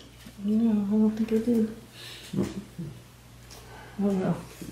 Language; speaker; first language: English; native; English